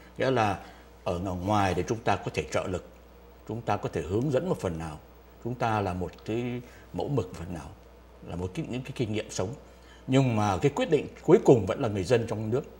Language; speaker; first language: Vietnamese; native; Vietnamese